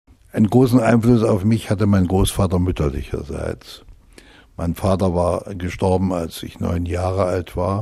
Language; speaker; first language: German; native; German